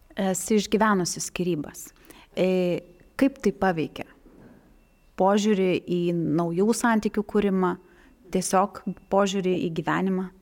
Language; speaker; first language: Lithuanian; native; Lithuanian